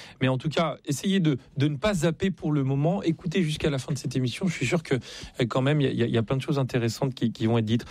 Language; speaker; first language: French; native; French